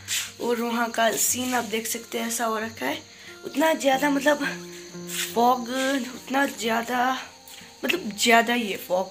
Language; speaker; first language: Hindi; non-native, local second language; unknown